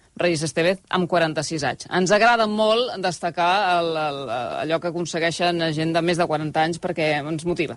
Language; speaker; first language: Catalan; native; Catalan